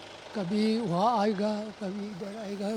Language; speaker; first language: Hindi; non-native, local second language; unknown